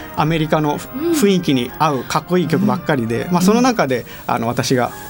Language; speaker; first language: Japanese; native; Japanese